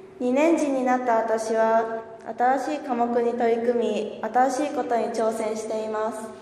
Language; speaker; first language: Japanese; early bilingual, other home language; Chinese